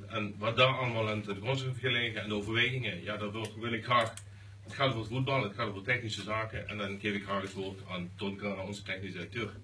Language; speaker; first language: Dutch; native; Dutch